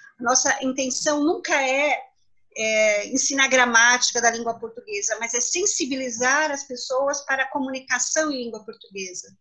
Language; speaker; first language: Portuguese; native; Portuguese